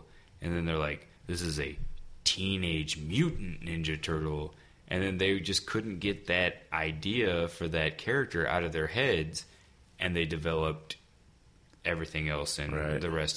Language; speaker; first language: English; native; English